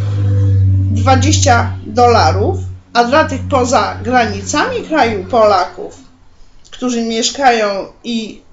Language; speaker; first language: Polish; native; Polish